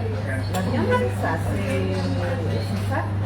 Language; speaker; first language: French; non-native, fluent; Portuguese